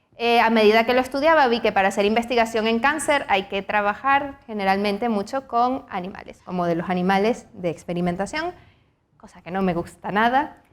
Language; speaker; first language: Spanish; native; Spanish